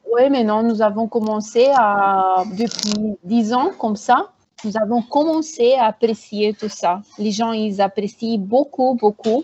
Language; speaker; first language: French; non-native, fluent; Romanian